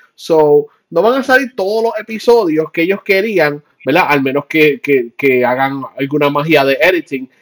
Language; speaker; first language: Spanish; early bilingual, heritage; Spanish